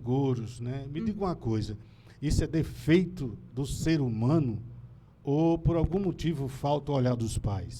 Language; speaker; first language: Portuguese; native; Portuguese